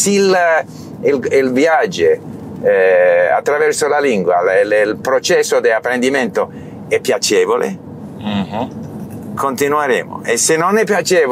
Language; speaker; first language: Italian; non-native, learner; English